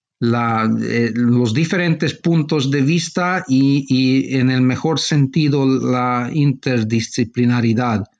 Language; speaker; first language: Spanish; non-native, fluent; Hungarian